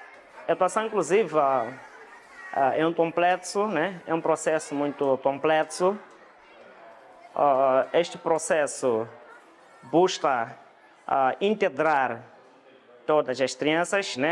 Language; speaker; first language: Portuguese; non-native, local second language; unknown